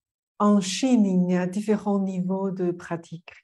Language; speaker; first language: French; non-native, fluent; Chinese